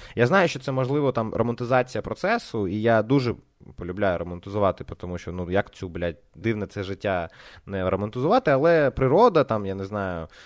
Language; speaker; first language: Ukrainian; non-native, local second language; Russian